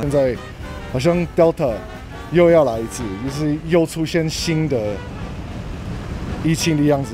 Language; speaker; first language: Chinese; non-native, fluent; English